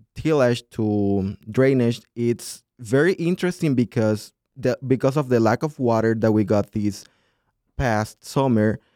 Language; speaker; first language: English; non-native, fluent; Spanish